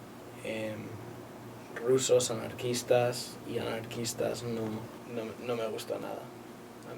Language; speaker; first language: Spanish; native; Spanish